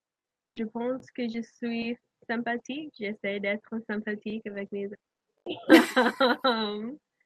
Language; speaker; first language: French; non-native, learner; English